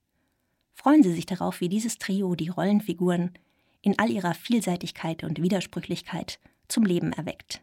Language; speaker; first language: German; native; German